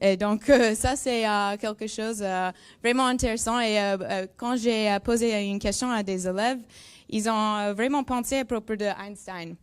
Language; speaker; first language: French; non-native, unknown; English